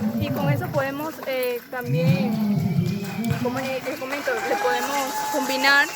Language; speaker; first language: Spanish; non-native, local second language; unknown